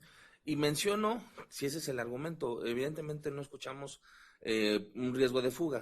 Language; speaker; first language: Spanish; native; Spanish